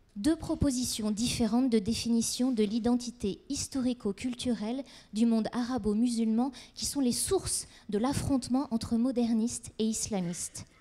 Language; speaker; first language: French; native; French